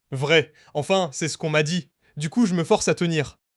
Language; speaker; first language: French; native; French